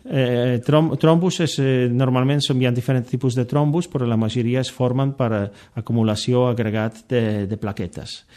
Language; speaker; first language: Catalan; non-native, fluent; Polish